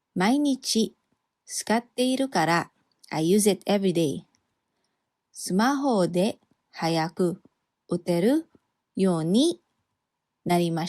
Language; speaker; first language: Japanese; non-native, fluent; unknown